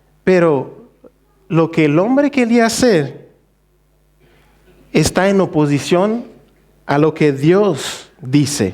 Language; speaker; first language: Spanish; non-native, fluent; Portuguese